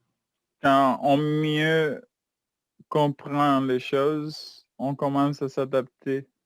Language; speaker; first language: French; non-native, fluent; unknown